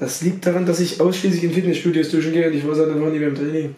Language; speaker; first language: German; native; German